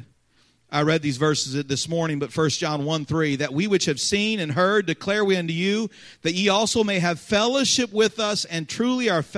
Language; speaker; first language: English; native; English